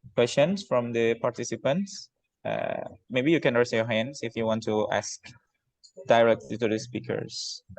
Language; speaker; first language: English; non-native, learner; Indonesian